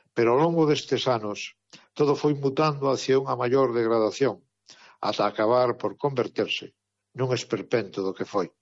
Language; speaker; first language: Galician; native; Galician